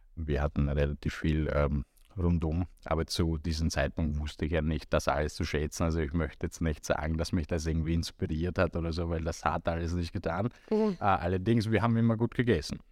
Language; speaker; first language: German; non-native, fluent; Romanian